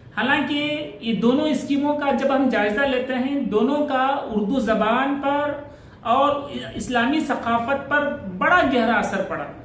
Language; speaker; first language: Urdu; native; Urdu